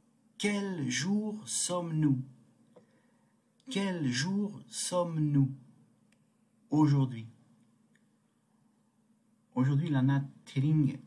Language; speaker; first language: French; non-native, fluent; Tibetan